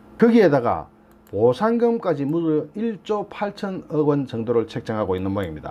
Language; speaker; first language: Korean; native; Korean